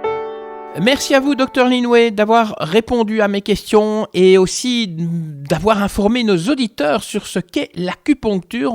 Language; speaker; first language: French; native; French